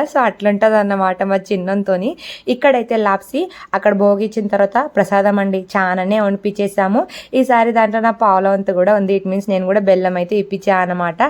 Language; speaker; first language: Telugu; non-native, local second language; Lambadi